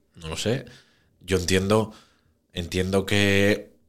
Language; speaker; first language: Spanish; native; Spanish